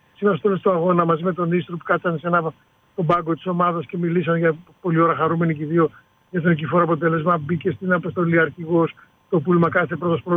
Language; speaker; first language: Greek; native; Greek